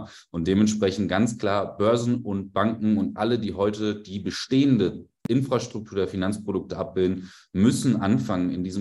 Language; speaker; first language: German; native; German